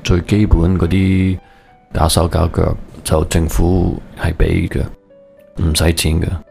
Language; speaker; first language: Cantonese; early bilingual, heritage; Cantonese